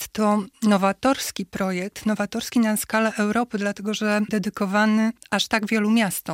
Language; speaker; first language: Polish; native; Polish